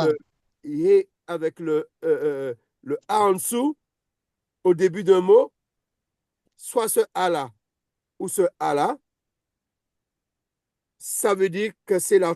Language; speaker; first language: French; native; French